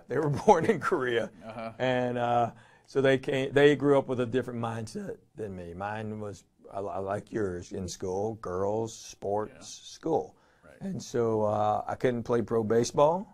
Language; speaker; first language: English; native; English